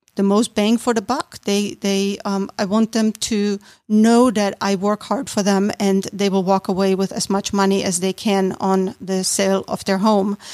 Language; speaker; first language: English; non-native, fluent; German